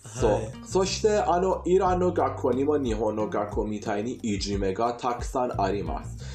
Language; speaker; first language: Japanese; non-native, fluent; Persian